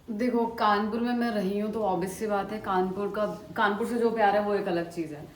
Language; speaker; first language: Hindi; native; Hindi